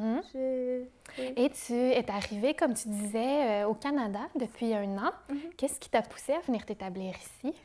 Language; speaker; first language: French; native; French